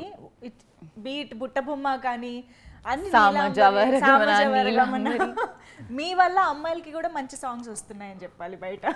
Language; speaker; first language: Telugu; native; Telugu